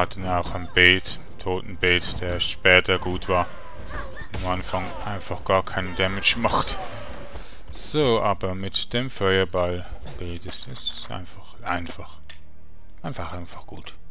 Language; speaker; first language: German; native; German